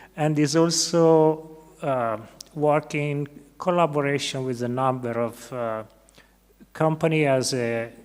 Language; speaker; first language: English; non-native, fluent; Italian